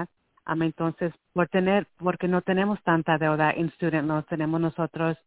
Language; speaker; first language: Spanish; early bilingual, heritage; Spanish